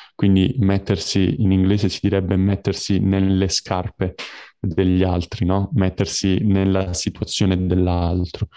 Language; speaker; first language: Italian; native; Italian